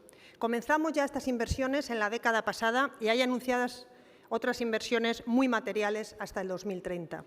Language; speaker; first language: Spanish; native; Spanish